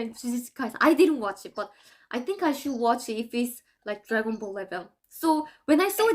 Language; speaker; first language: English; non-native, fluent; Korean